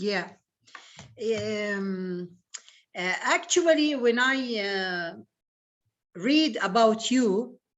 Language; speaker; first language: English; non-native, learner; Arabic